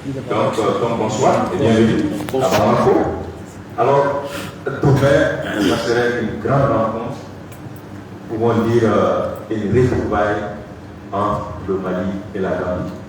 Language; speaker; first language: French; non-native, local second language; Bambara